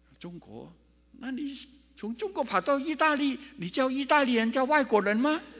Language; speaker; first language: Chinese; non-native, local second language; Cantonese